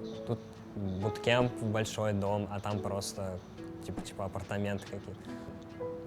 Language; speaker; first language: Russian; native; Russian